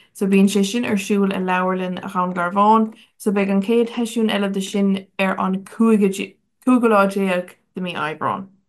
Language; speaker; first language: Irish; non-native, local second language; English